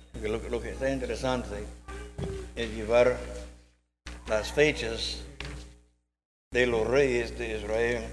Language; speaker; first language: Spanish; non-native, learner; English